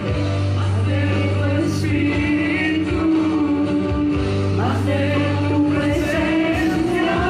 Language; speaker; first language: Spanish; native; Spanish